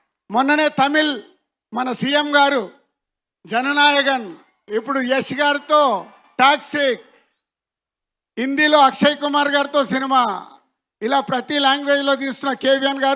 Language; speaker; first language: Telugu; native; Telugu